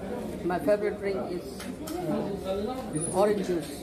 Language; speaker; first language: English; non-native, learner; Hindi